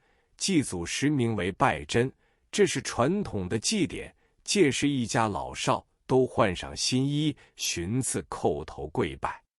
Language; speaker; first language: Chinese; native; Chinese